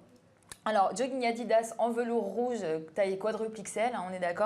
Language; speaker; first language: French; native; French